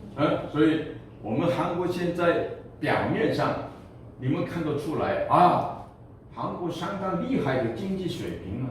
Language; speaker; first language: Chinese; non-native, fluent; Korean